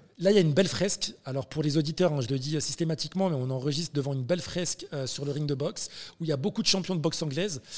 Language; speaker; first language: French; native; French